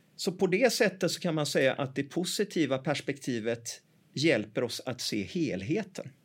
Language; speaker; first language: Swedish; early bilingual, other home language; Persian